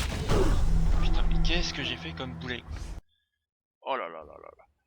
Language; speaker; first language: French; native; French